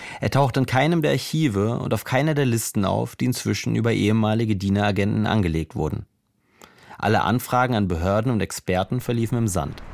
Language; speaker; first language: German; native; German